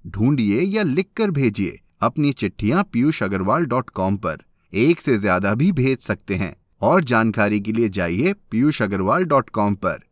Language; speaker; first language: Hindi; native; Hindi